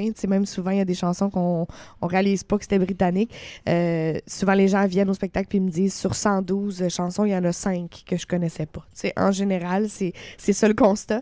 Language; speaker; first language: French; native; French